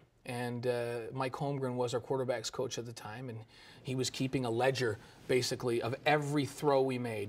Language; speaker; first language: English; native; English